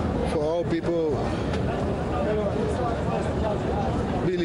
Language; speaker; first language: English; non-native, learner; Portuguese